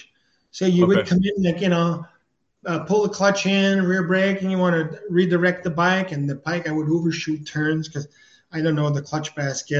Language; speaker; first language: English; non-native, fluent; French